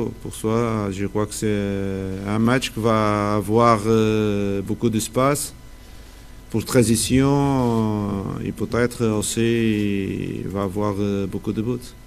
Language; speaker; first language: French; non-native, fluent; Portuguese